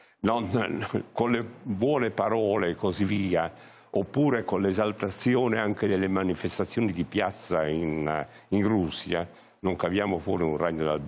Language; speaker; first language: Italian; native; Italian